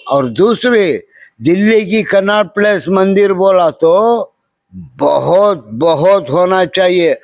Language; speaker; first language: Hindi; non-native, local second language; Kannada